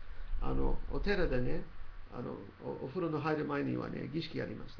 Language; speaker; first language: Japanese; non-native, learner; English